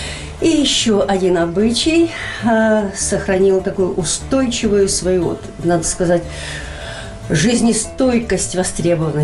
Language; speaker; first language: Russian; native; Russian